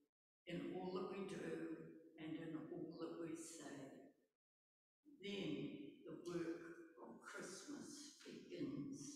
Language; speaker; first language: English; native; English